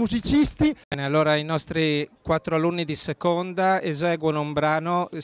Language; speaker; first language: Italian; native; Italian